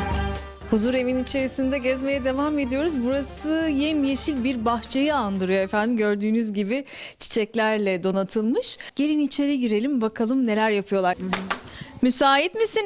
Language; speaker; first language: Turkish; native; Turkish